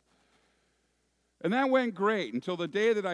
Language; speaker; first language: English; native; English